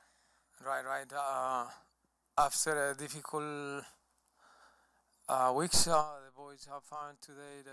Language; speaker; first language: English; non-native, learner; Spanish